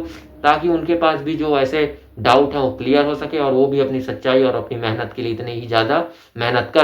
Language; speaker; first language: Hindi; native; Hindi